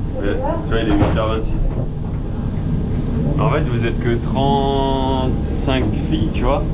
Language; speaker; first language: French; native; French